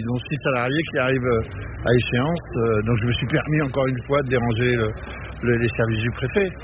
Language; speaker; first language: French; native; French